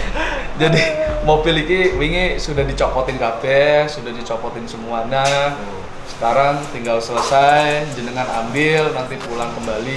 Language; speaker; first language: Indonesian; non-native, local second language; Javanese